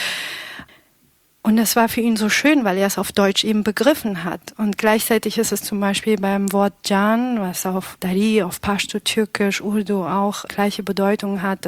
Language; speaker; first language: German; early bilingual, other home language; Pashto